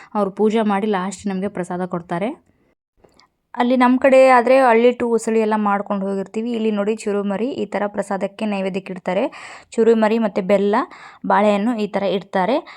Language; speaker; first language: Kannada; native; Kannada